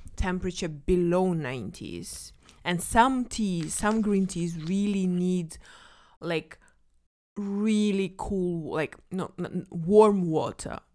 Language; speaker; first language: English; non-native, fluent; Kazakh